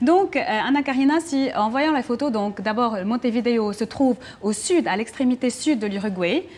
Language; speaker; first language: French; non-native, local second language; Arabic